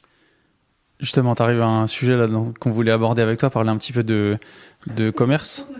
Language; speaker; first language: French; native; French